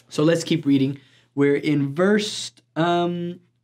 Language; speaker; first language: English; native; English